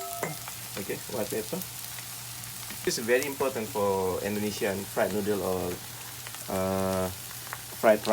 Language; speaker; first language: English; non-native, fluent; Indonesian